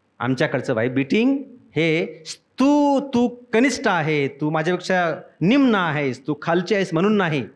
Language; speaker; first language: Marathi; native; Marathi